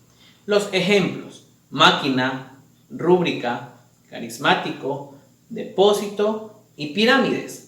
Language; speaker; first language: Spanish; native; Spanish